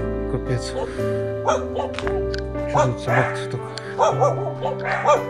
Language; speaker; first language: Russian; native; Russian